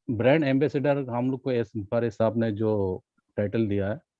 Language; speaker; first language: Hindi; non-native, local second language; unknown